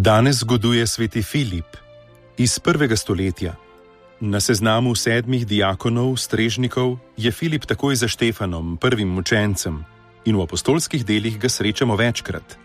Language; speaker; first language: Slovenian; native; Slovenian